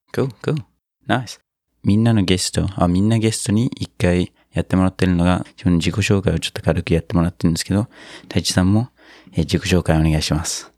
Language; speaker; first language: Japanese; non-native, fluent; English